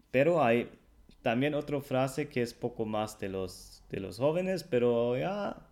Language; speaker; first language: Spanish; non-native, fluent; German